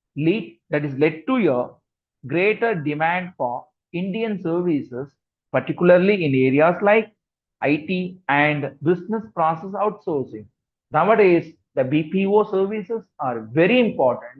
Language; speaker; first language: English; non-native, local second language; Tamil